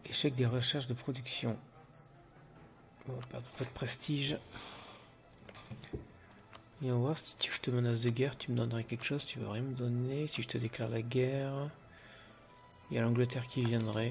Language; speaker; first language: French; native; French